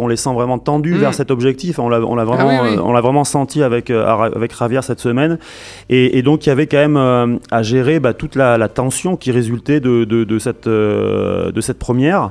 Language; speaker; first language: French; native; French